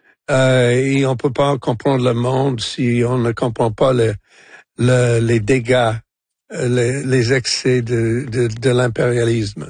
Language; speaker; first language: French; non-native, fluent; English